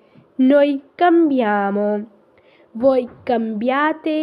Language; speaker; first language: Italian; non-native, fluent; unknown